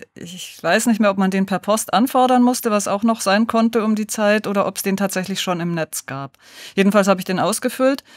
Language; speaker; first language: German; native; German